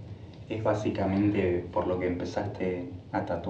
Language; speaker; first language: Spanish; native; Spanish